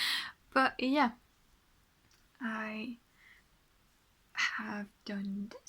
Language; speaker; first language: English; non-native, fluent; French